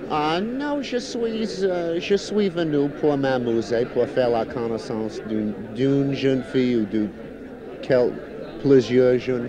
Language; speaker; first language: French; non-native, learner; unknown